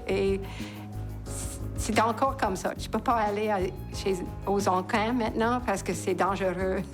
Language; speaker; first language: French; non-native, local second language; English